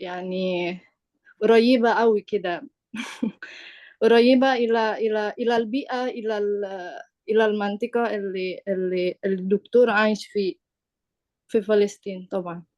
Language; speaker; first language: Arabic; non-native, learner; Indonesian